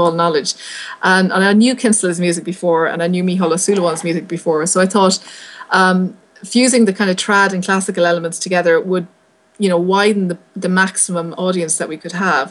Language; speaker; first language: English; native; English